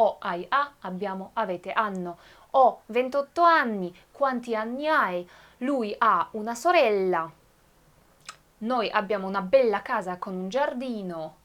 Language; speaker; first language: Italian; non-native, fluent; Polish